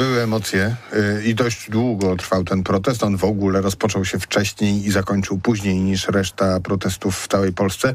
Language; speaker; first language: Polish; native; Polish